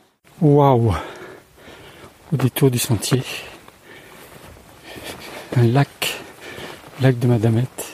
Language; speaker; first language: French; native; French